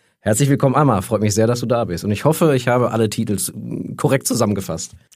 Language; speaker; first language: German; native; German